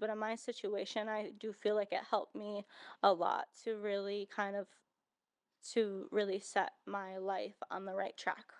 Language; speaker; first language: English; native; English